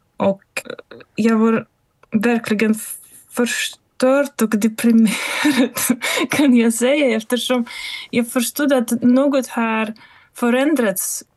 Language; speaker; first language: Swedish; non-native, fluent; Russian